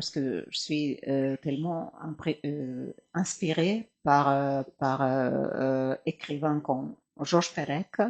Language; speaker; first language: French; non-native, fluent; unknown